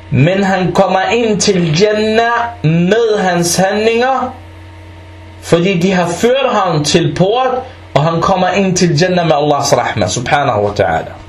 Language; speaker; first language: Danish; early bilingual, other home language; Arabic